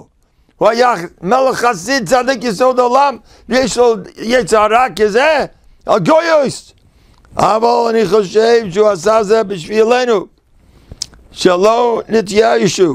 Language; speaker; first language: Hebrew; non-native, fluent; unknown